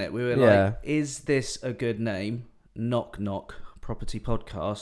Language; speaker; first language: English; native; English